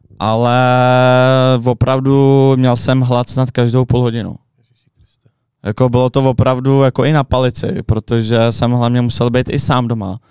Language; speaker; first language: Czech; native; Czech